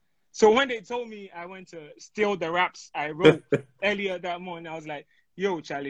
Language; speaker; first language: English; non-native, local second language; Akan